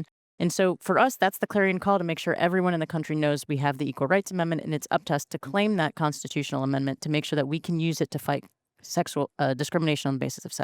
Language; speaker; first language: English; native; English